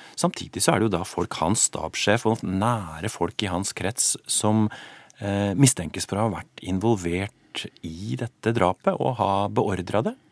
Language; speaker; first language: Norwegian; native; Norwegian